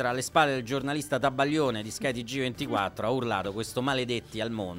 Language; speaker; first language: Italian; native; Italian